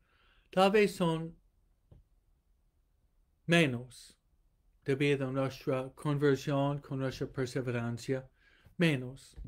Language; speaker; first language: Spanish; non-native, fluent; English